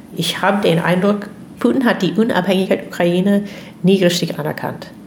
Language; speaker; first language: German; non-native, fluent; English